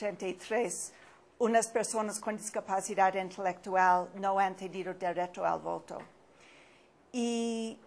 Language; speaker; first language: Spanish; non-native, fluent; English